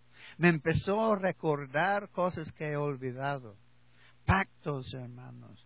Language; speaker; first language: Spanish; non-native, learner; English